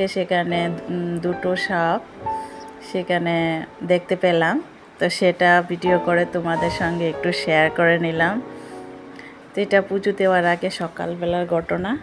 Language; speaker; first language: Bangla; native; Bangla